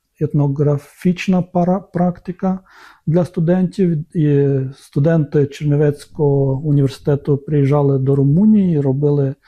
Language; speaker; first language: Ukrainian; non-native, local second language; Romanian